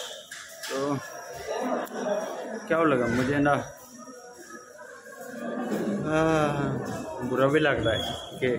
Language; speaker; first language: Hindi; non-native, local second language; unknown